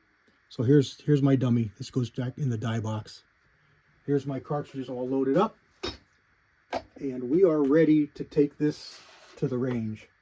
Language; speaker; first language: English; native; English